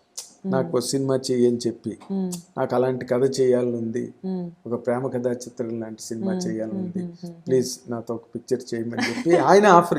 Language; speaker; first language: Telugu; native; Telugu